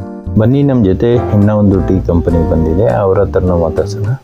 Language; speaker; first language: Kannada; native; Kannada